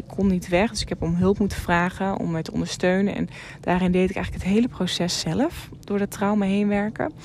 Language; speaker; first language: Dutch; non-native, local second language; Western Frisian